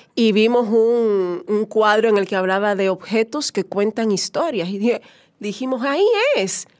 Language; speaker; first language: Spanish; native; Spanish